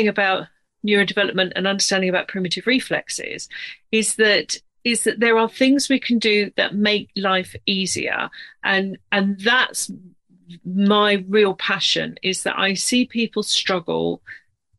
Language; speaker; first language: English; native; English